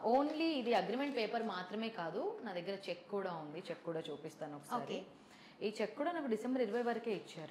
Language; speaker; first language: Telugu; native; Telugu